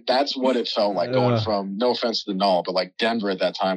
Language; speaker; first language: English; native; English